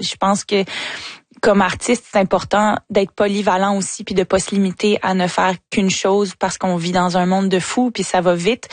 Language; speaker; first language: French; native; French